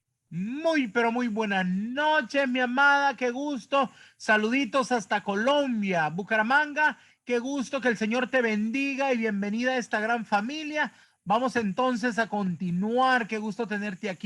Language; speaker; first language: Spanish; native; Spanish